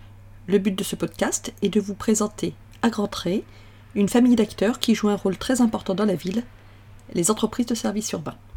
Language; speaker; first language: French; native; French